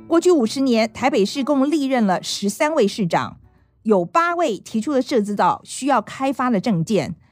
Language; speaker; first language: Chinese; native; Chinese